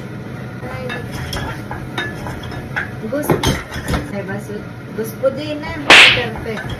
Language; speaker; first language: Romanian; non-native, learner; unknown